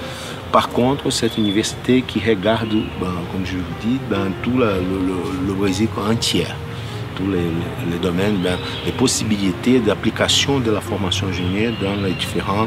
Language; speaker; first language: French; non-native, fluent; Portuguese